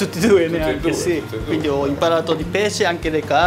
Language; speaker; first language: Italian; non-native, learner; Japanese